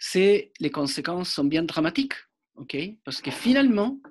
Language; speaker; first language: French; non-native, fluent; Spanish